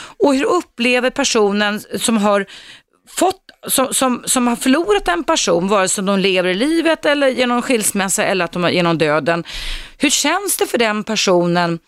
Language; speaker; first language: Swedish; native; Swedish